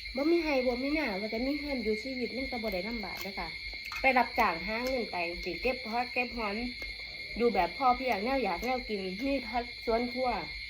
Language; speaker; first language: Thai; native; Thai